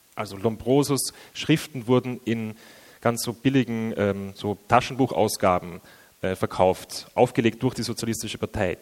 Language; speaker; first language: German; native; German